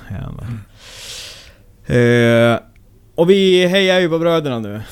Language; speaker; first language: Swedish; native; Swedish